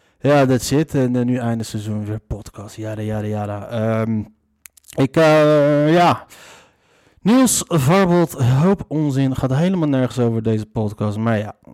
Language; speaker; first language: Dutch; early bilingual, other home language; Riffian